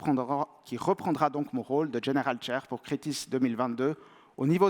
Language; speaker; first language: French; native; French